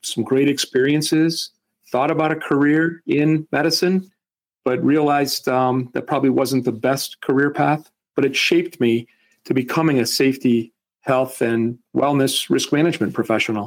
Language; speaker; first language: English; native; English